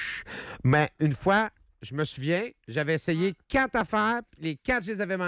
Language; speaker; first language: French; native; French